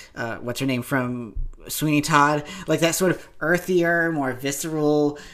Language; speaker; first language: English; native; English